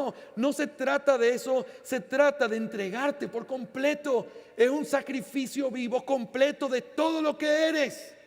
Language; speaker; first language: Spanish; native; Spanish